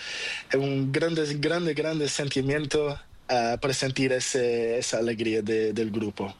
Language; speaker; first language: Spanish; non-native, learner; Portuguese